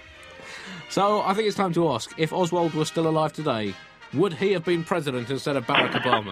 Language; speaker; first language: English; native; English